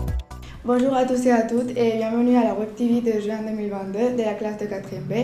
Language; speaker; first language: French; non-native, fluent; Spanish